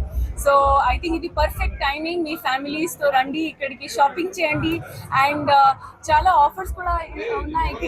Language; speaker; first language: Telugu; non-native, learner; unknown